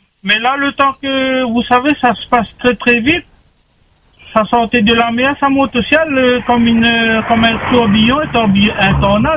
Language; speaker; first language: French; non-native, local second language; Réunion Creole French